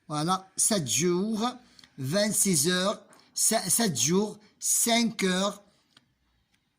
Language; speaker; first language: French; non-native, local second language; Arabic